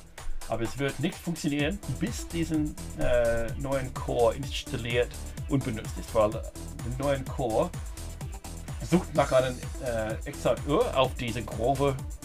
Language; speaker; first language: German; non-native, fluent; English